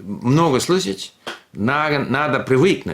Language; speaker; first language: Russian; non-native, fluent; English